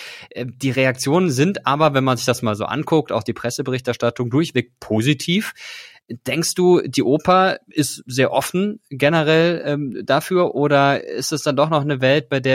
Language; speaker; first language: German; native; German